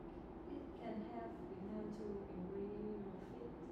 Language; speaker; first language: English; non-native, learner; Vietnamese